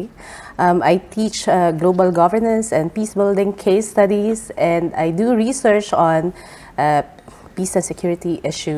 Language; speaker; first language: English; non-native, local second language; Filipino